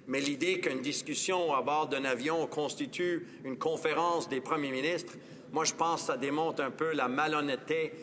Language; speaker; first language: French; non-native, local second language; English